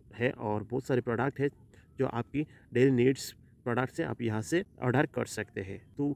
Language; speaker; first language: Hindi; non-native, local second language; Assamese